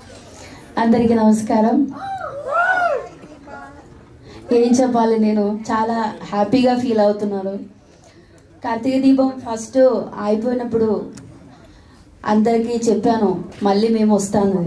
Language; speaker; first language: Telugu; non-native, learner; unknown